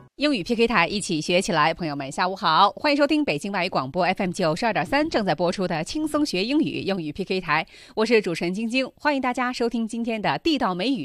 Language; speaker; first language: Chinese; native; Chinese